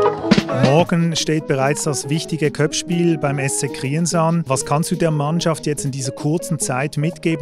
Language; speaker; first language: German; native; German